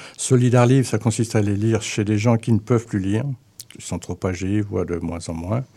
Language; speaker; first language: French; native; French